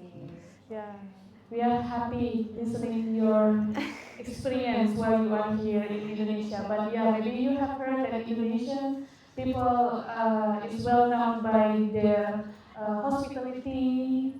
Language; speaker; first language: English; non-native, fluent; Indonesian